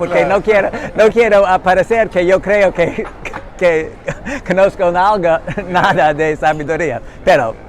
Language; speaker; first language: Spanish; non-native, learner; English